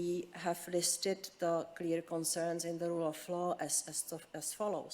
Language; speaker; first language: English; non-native, fluent; Czech